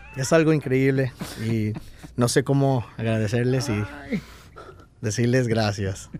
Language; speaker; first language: Spanish; native; Spanish